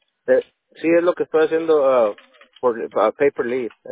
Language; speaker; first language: Spanish; native; Spanish